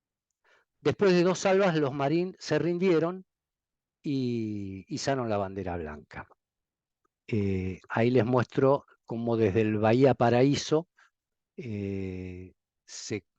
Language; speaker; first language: Spanish; native; Spanish